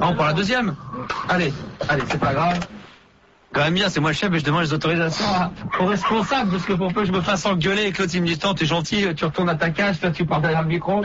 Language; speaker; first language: French; native; French